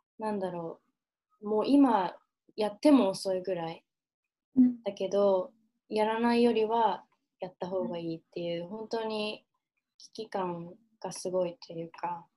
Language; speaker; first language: Japanese; early bilingual, heritage; Japanese